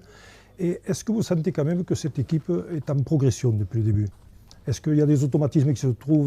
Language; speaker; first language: French; native; French